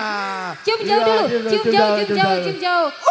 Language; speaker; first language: Indonesian; native; Indonesian